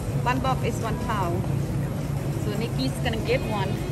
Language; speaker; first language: English; non-native, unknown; Thai